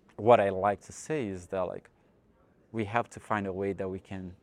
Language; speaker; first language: English; non-native, fluent; Portuguese